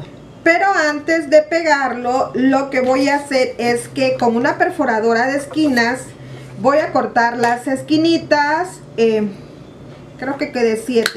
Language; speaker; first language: Spanish; native; Spanish